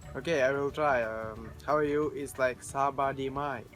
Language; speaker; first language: English; non-native, learner; Ukrainian